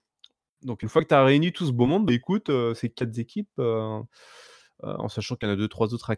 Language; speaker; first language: French; native; French